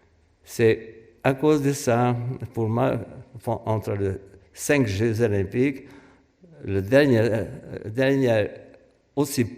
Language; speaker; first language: French; non-native, fluent; Hungarian